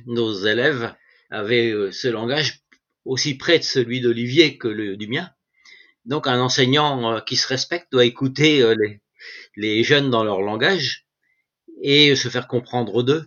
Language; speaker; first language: French; native; French